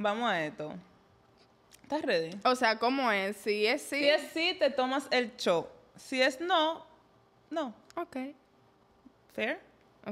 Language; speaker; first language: Spanish; native; Spanish